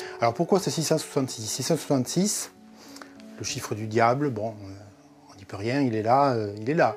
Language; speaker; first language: French; native; French